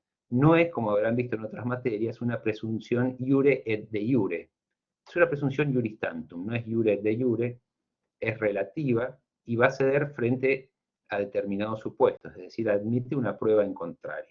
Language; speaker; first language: Spanish; native; Spanish